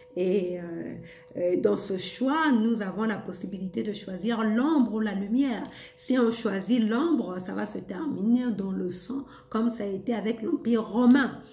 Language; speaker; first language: French; non-native, local second language; Lingala